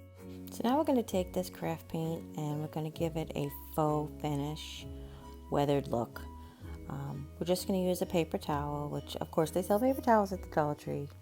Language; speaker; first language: English; native; English